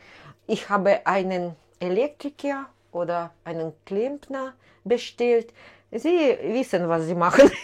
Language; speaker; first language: German; non-native, fluent; Russian